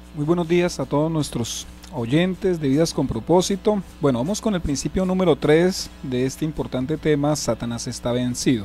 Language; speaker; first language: Spanish; native; Spanish